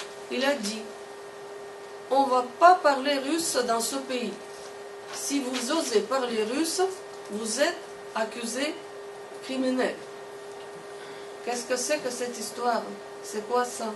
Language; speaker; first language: French; non-native, fluent; Russian